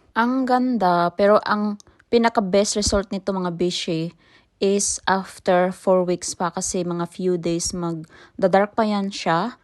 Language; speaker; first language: Filipino; non-native, local second language; Cebuano